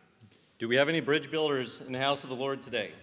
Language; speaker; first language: English; native; English